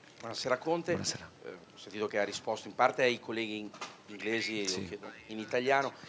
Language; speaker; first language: Italian; native; Italian